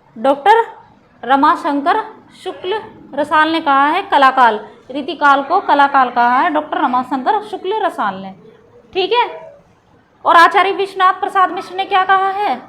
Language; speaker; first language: Hindi; native; Hindi